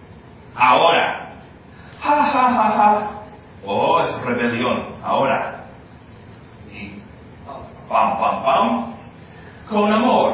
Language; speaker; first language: Spanish; non-native, fluent; English